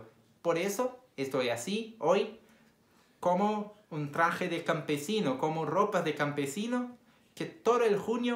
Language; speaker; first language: Spanish; non-native, fluent; Portuguese